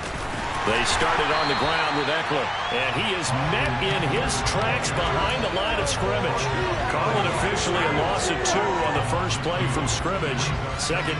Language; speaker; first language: English; native; English